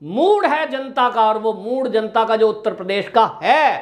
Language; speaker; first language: Hindi; native; Hindi